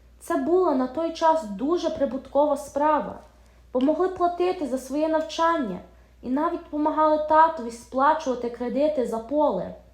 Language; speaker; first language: Ukrainian; early bilingual, heritage; Ukrainian